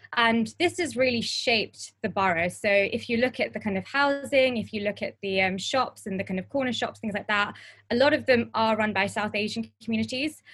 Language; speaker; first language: English; native; English